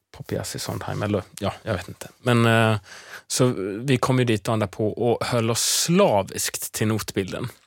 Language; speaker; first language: Swedish; native; Swedish